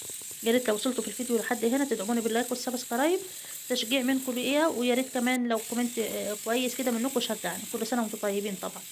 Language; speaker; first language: Arabic; native; Arabic